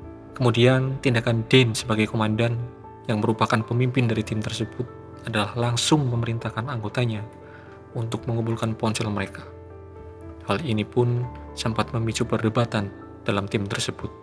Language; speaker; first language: Indonesian; native; Indonesian